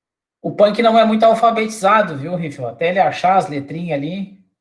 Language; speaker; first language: Portuguese; native; Portuguese